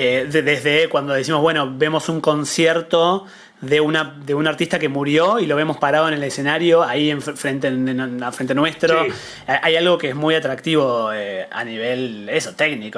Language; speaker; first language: Spanish; native; Spanish